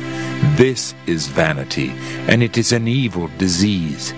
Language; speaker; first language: English; native; English